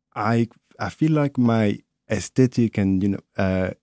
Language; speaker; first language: English; non-native, fluent; French